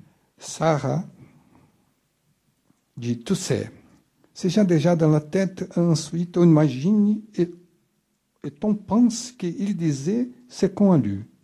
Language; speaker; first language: French; non-native, fluent; Portuguese